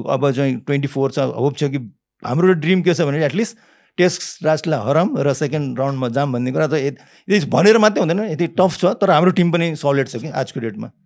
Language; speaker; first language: Nepali; early bilingual, heritage; Nepali